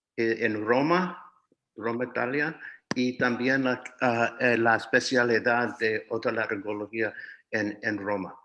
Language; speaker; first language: Spanish; non-native, fluent; English